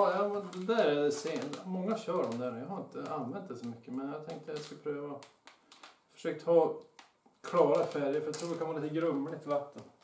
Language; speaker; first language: Swedish; native; Swedish